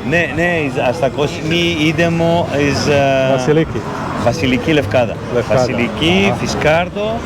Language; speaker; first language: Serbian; non-native, learner; Greek